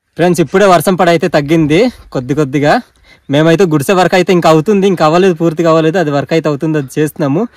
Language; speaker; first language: Telugu; non-native, local second language; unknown